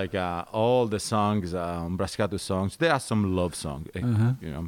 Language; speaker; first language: English; non-native, learner; Italian